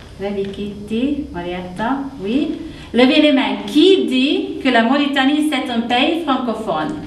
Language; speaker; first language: French; non-native, fluent; Hungarian